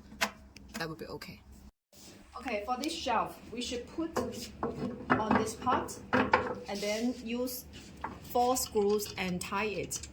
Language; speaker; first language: English; non-native, learner; Chinese